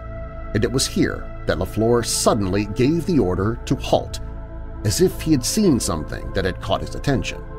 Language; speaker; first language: English; native; English